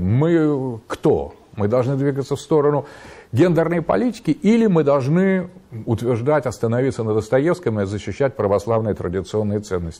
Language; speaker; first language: Russian; native; Russian